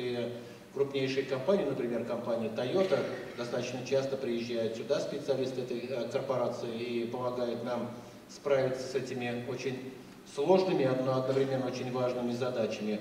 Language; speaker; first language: Russian; native; Russian